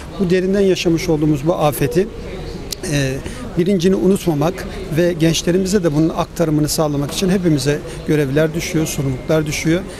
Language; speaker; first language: Turkish; native; Turkish